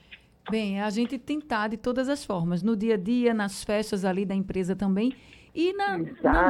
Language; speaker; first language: Portuguese; native; Portuguese